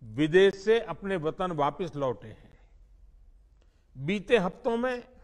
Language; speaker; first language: Hindi; non-native, local second language; Gujarati